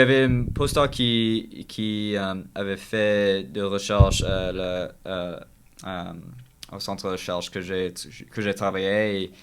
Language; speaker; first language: French; non-native, learner; English